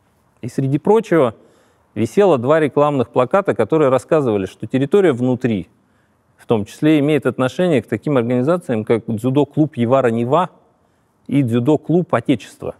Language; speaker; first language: Russian; native; Russian